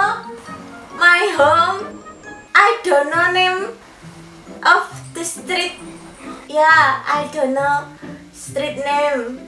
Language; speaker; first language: English; non-native, learner; Javanese